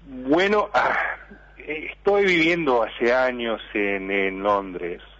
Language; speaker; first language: Spanish; early bilingual, heritage; Spanish